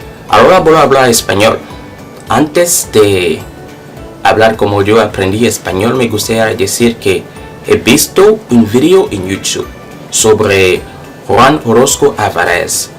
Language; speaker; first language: Spanish; non-native, local second language; French